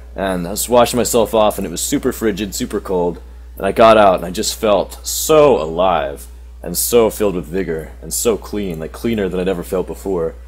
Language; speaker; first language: English; native; English